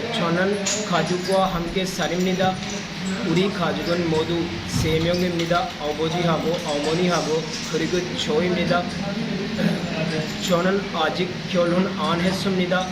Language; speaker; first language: Korean; non-native, learner; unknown